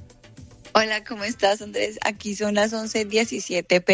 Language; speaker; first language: Spanish; native; Spanish